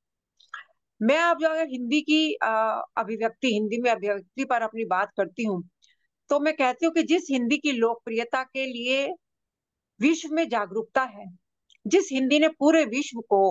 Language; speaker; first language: Hindi; native; Hindi